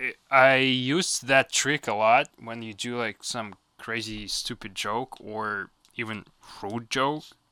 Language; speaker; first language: English; non-native, fluent; Russian